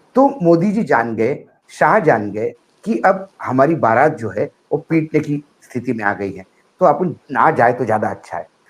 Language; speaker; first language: Hindi; non-native, local second language; Marathi